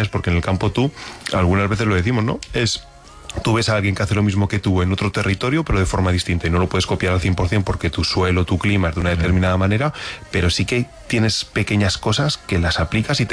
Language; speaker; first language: Spanish; native; Spanish